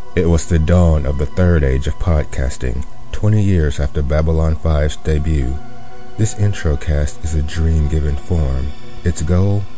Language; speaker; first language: English; native; English